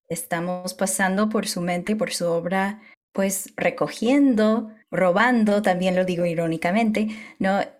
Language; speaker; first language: Spanish; non-native, fluent; English